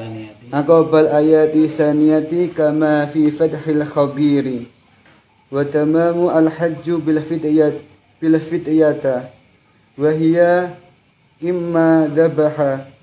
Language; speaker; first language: Arabic; non-native, fluent; Javanese